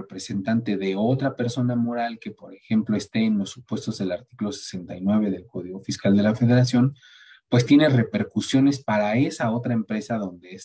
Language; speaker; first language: Spanish; native; Spanish